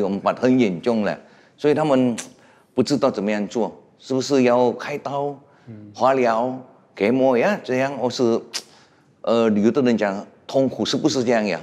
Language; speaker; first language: Chinese; non-native, fluent; Indonesian